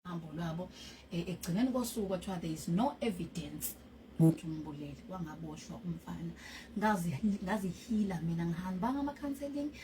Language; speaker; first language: Zulu; native; Zulu